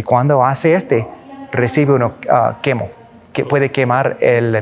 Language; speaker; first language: Spanish; non-native, learner; English